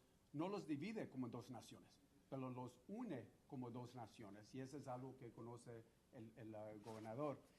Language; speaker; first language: Spanish; early bilingual, heritage; Spanish